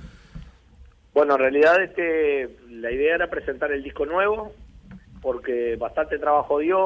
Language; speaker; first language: Spanish; native; Spanish